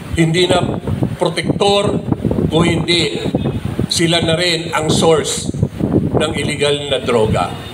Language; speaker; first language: Filipino; non-native, local second language; Cebuano